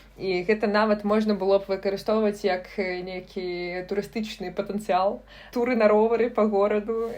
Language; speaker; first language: Belarusian; non-native, local second language; Russian